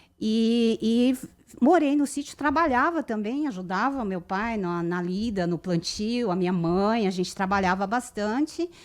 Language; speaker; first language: Portuguese; early bilingual, other home language; Japanese